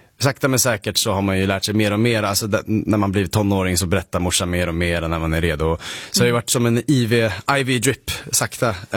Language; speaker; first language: Swedish; native; Swedish